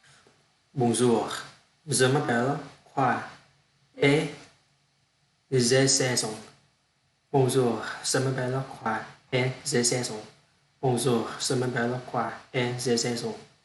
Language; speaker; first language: French; non-native, learner; Vietnamese